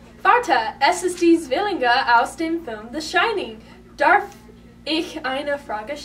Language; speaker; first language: German; non-native, learner; English